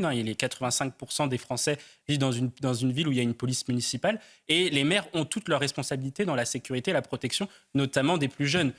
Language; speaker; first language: French; native; French